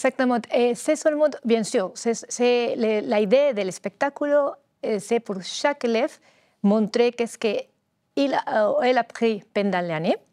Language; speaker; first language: French; non-native, learner; Spanish